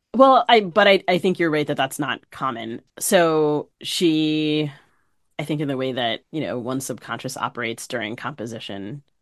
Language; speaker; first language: English; native; English